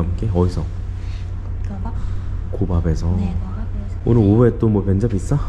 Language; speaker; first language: Korean; native; Korean